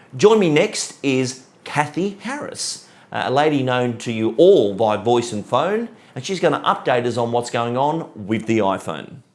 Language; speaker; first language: English; native; English